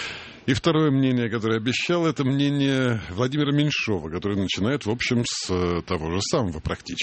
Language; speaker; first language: Russian; native; Russian